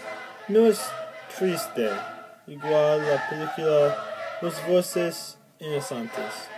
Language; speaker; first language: Spanish; non-native, learner; English